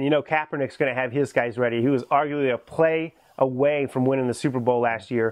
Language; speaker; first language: English; native; English